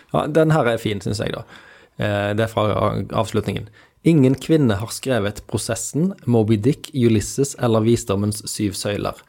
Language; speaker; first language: Norwegian; native; Norwegian